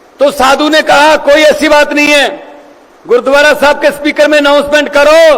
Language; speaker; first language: Hindi; non-native, local second language; Punjabi